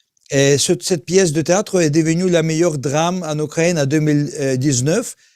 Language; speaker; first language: French; non-native, learner; Russian